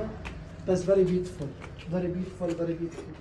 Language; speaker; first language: English; non-native, learner; Arabic